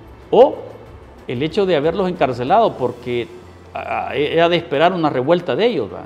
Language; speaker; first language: Spanish; native; Spanish